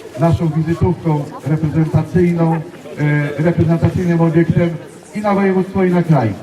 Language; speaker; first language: Polish; native; Polish